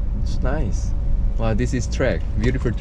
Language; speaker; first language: English; non-native, learner; Korean